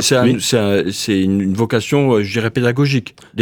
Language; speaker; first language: French; native; French